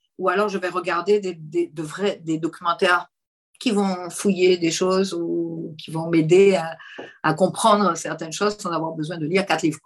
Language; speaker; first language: French; native; French